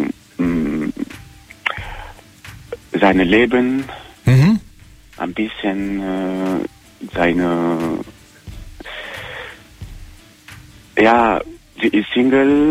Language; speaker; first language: German; non-native, learner; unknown